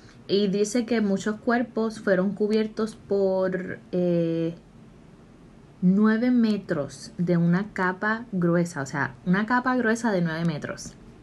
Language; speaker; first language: Spanish; native; Spanish